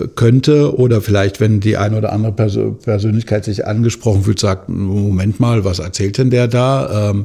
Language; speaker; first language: German; native; German